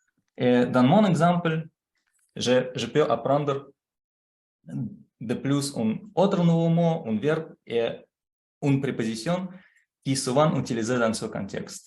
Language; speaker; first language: French; non-native, fluent; Russian